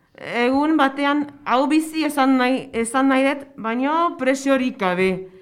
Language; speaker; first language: Basque; non-native, learner; English